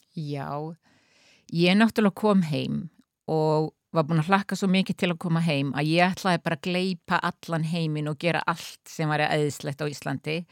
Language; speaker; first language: Icelandic; native; Icelandic